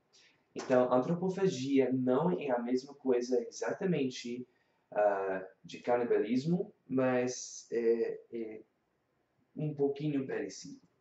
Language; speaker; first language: Portuguese; non-native, learner; English